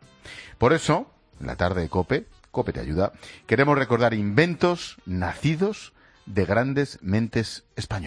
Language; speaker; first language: Spanish; native; Spanish